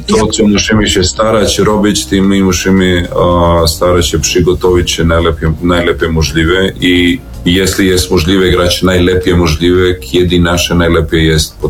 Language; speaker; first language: Polish; non-native, learner; Serbian